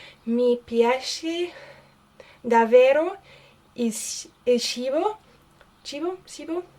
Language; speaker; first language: Italian; non-native, learner; English